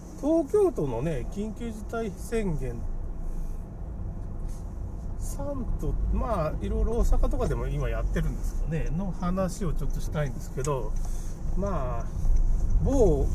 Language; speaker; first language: Japanese; native; Japanese